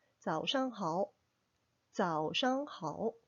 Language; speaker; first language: Chinese; non-native, local second language; Korean